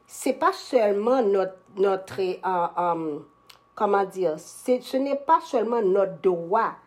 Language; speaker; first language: French; native; French